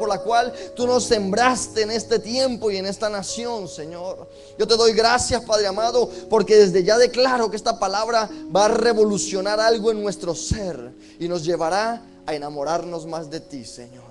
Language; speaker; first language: Spanish; native; Spanish